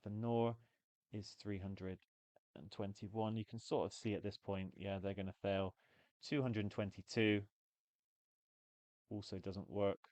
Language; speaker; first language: English; native; English